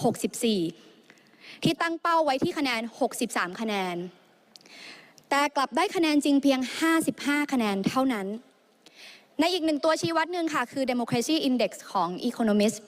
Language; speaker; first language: Thai; native; Thai